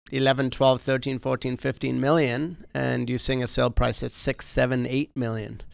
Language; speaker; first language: English; native; English